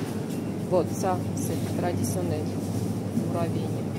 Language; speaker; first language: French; non-native, fluent; Russian